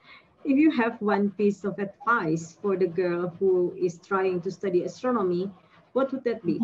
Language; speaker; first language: English; non-native, fluent; Indonesian